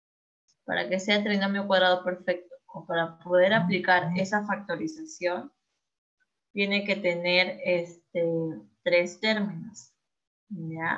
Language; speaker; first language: Spanish; native; Spanish